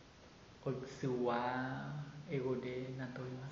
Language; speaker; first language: Japanese; non-native, learner; Vietnamese